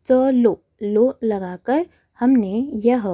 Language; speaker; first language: Hindi; non-native, local second language; Marathi